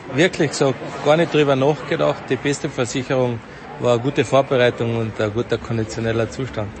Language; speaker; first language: German; native; German